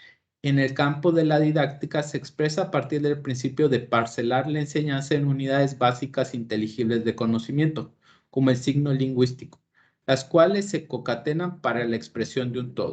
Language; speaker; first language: Spanish; native; Spanish